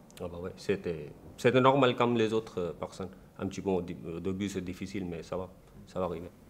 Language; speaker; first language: French; non-native, learner; Urdu